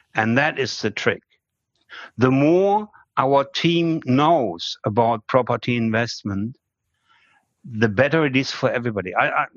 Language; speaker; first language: English; non-native, fluent; German